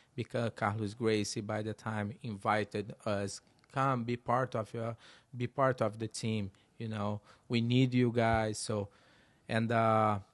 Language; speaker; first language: English; non-native, learner; Portuguese